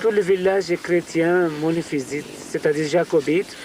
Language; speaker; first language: French; non-native, fluent; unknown